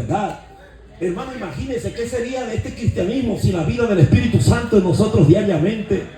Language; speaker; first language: Spanish; native; Spanish